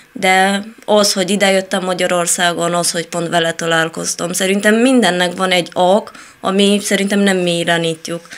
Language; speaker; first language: Hungarian; non-native, fluent; Italian